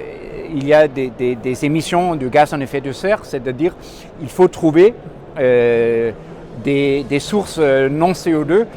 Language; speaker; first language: French; non-native, fluent; Danish